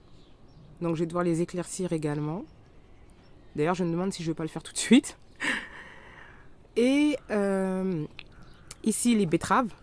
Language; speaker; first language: French; native; French